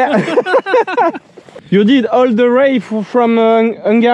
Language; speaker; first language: English; non-native, learner; French